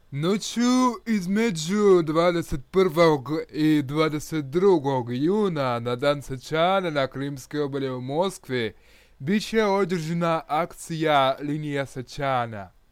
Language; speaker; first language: Croatian; non-native, learner; Russian